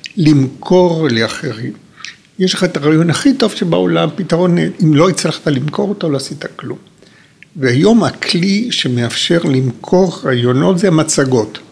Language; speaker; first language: Hebrew; non-native, fluent; Spanish